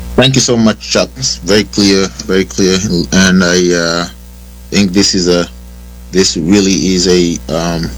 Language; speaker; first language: English; non-native, fluent; Wolof